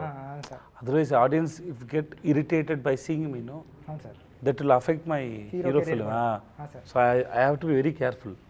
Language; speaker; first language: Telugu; non-native, learner; Tamil